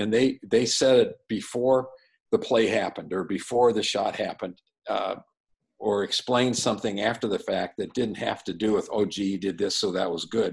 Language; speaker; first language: English; native; English